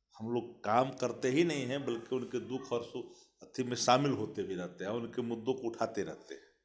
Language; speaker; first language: Hindi; native; Hindi